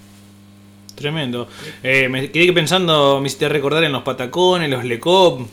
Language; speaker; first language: Spanish; native; Spanish